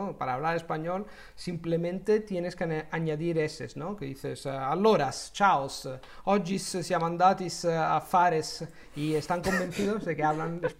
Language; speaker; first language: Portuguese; non-native, learner; Italian